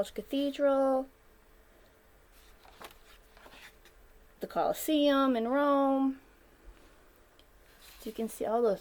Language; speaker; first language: English; native; English